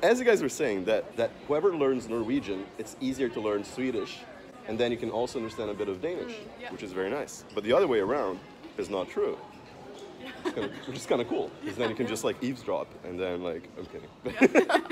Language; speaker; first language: English; non-native, fluent; Portuguese